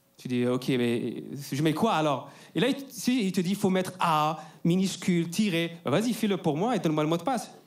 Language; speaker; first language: French; non-native, local second language; Arabic